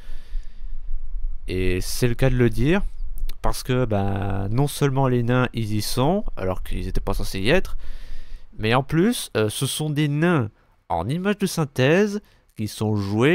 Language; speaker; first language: French; native; French